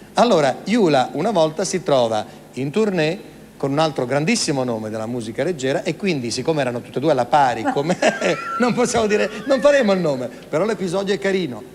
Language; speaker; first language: Italian; native; Italian